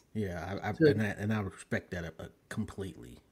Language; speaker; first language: English; native; English